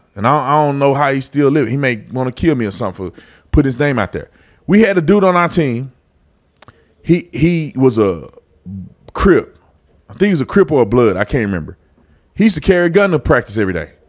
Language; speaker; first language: English; native; English